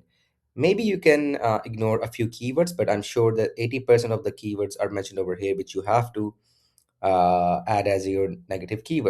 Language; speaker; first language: English; non-native, local second language; Urdu